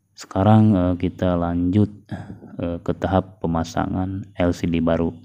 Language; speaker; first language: Indonesian; native; Indonesian